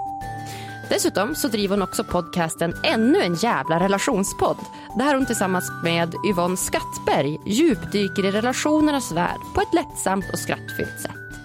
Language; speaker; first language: Swedish; native; Swedish